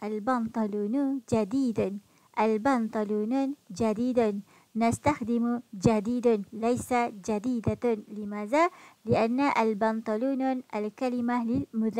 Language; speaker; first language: Arabic; non-native, fluent; Malay